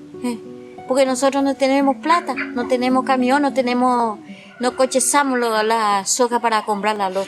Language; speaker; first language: Spanish; non-native, local second language; Guarani